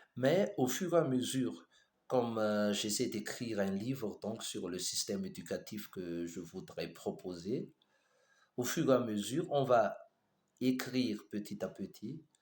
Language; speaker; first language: French; non-native, local second language; Malagasy